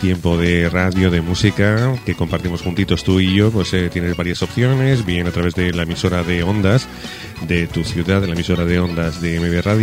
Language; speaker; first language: Spanish; native; Spanish